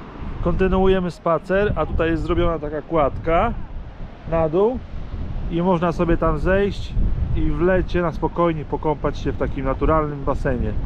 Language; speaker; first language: Polish; native; Polish